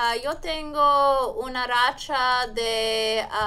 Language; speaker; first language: Spanish; non-native, learner; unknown